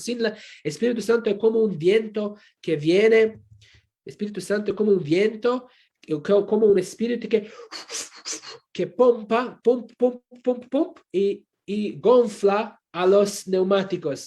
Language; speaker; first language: Spanish; non-native, fluent; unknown